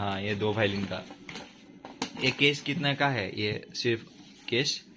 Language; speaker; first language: Hindi; non-native, local second language; Assamese